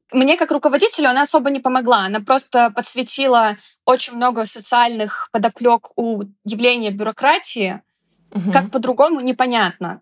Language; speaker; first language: Russian; native; Russian